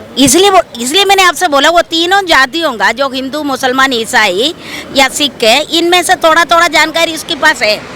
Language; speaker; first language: Hindi; non-native, local second language; Malayalam